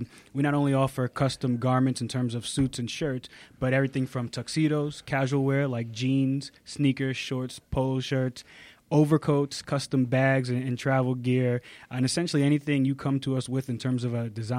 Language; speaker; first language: English; native; English